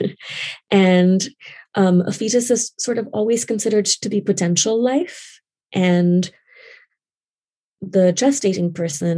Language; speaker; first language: English; non-native, local second language; Urdu